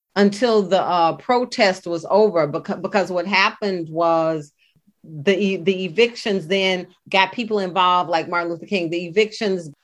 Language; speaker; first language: English; native; English